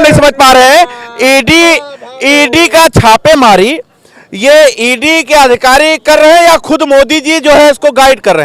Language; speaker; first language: Hindi; native; Hindi